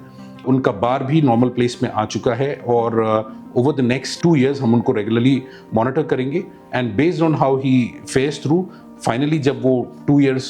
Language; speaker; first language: Hindi; native; Hindi